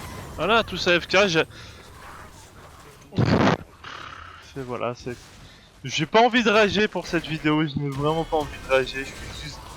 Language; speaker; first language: French; native; French